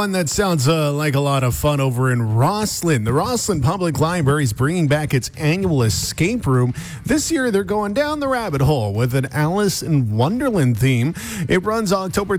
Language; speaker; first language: English; native; English